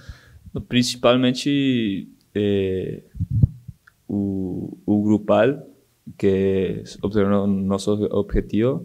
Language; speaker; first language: Portuguese; non-native, local second language; Spanish